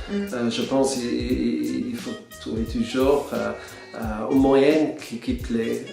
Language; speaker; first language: French; non-native, fluent; English